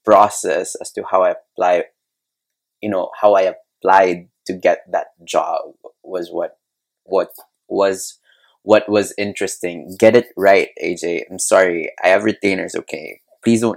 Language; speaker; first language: English; non-native, local second language; Cebuano